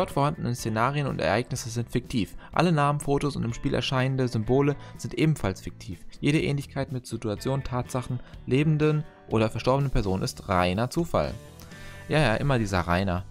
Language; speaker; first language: German; native; German